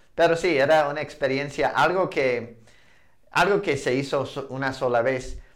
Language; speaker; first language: Spanish; non-native, fluent; English